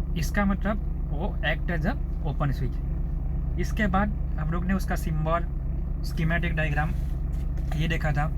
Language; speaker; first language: Hindi; non-native, local second language; Marathi